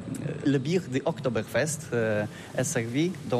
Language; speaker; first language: French; non-native, learner; Polish